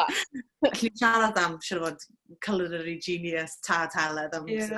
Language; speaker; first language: Welsh; native; Welsh